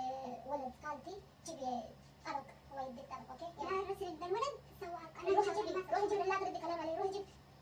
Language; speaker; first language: Arabic; non-native, learner; Oromo